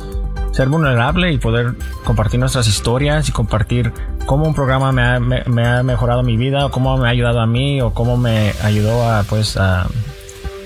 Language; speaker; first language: Spanish; early bilingual, heritage; Spanish